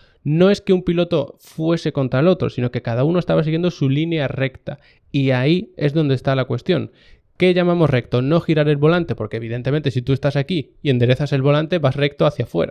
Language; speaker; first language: Spanish; native; Spanish